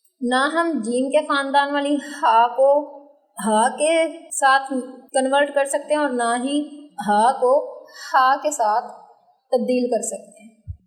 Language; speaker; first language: Urdu; native; Urdu